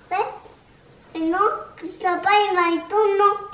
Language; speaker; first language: French; native; French